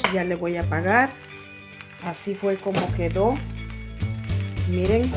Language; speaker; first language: Spanish; native; Spanish